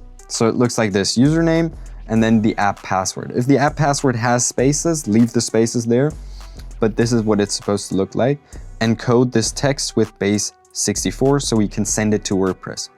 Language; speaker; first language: English; non-native, fluent; German